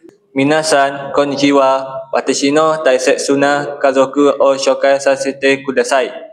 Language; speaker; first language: Japanese; non-native, learner; Malay